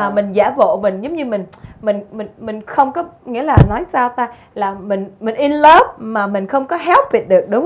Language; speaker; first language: Vietnamese; native; Vietnamese